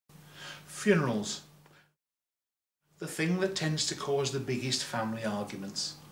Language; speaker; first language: English; native; English